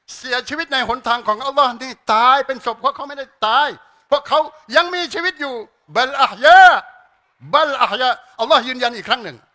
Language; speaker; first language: Thai; non-native, local second language; Malay